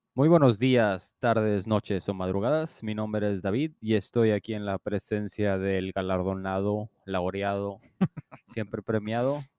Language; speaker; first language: Spanish; native; Spanish